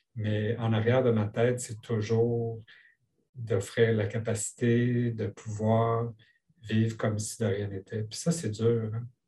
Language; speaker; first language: French; native; French